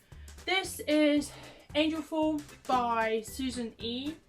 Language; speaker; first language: English; native; English